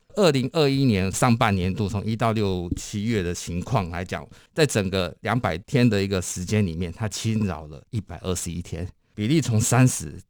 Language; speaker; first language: Chinese; native; Chinese